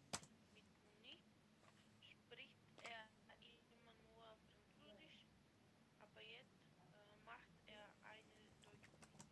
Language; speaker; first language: German; non-native, learner; Macedonian